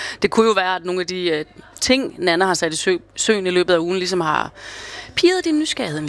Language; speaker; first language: Danish; native; Danish